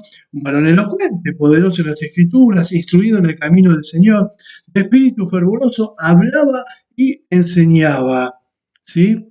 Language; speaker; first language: Spanish; native; Spanish